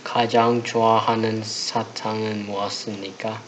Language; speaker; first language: Korean; non-native, learner; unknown